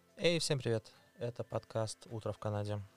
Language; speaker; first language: Russian; native; Russian